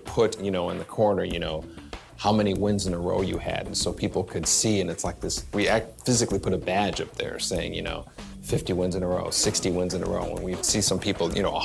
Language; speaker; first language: English; native; English